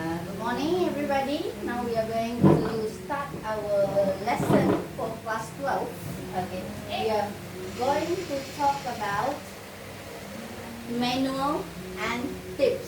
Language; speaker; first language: English; non-native, learner; Indonesian